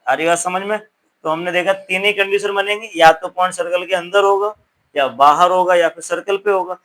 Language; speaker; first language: Hindi; native; Hindi